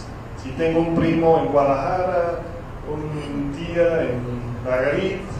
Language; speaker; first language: Spanish; non-native, fluent; English